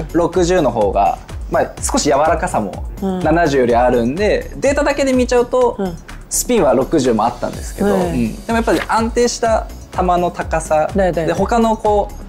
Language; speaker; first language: Japanese; native; Japanese